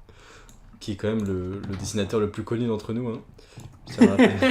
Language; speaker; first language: French; native; French